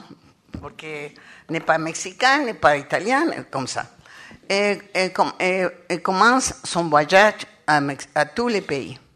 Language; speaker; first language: French; non-native, learner; Spanish